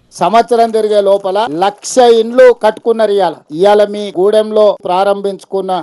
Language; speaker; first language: Telugu; native; Telugu